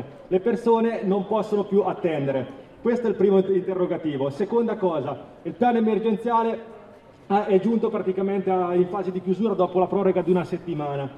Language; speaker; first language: Italian; native; Italian